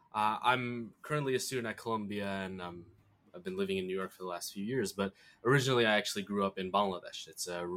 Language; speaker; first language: English; early bilingual, other home language; Bangla